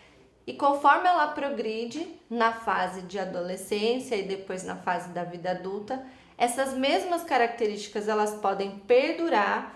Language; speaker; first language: Portuguese; native; Portuguese